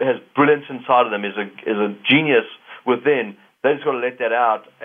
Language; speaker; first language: English; native; English